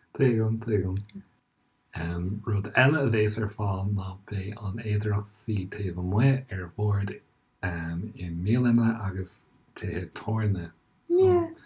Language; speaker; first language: Irish; native; Irish